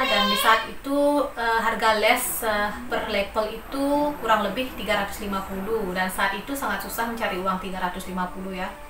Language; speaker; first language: Indonesian; non-native, local second language; Balinese